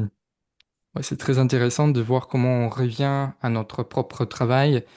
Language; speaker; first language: French; non-native, fluent; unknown